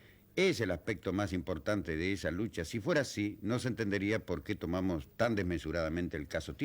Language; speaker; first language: Spanish; native; Spanish